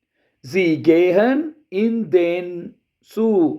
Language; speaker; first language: German; non-native, fluent; Urdu